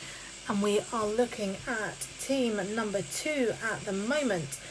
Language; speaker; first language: English; native; English